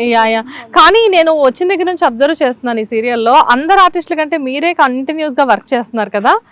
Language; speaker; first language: Telugu; native; Telugu